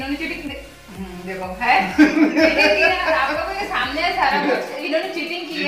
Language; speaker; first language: Hindi; non-native, local second language; Marathi